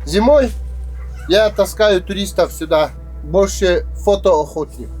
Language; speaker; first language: Russian; non-native, local second language; Yakut